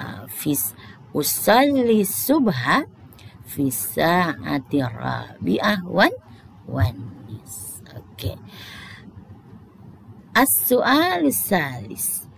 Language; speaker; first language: Arabic; non-native, fluent; Indonesian